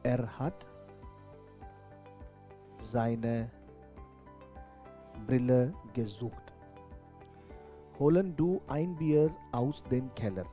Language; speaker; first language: German; non-native, fluent; Hindi